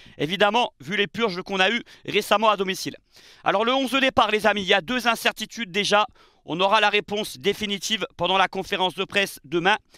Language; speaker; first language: French; native; French